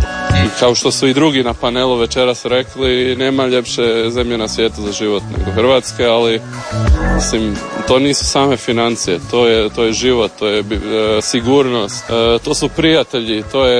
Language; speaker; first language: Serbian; early bilingual, heritage; Serbian